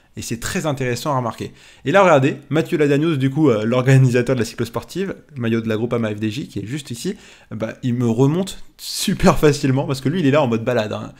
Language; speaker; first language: French; native; French